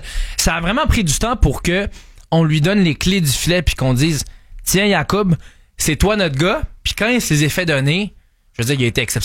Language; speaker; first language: French; native; French